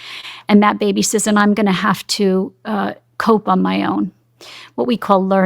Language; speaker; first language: English; native; English